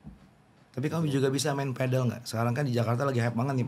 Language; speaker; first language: Indonesian; native; Indonesian